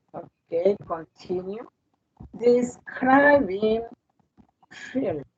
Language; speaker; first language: English; non-native, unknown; Spanish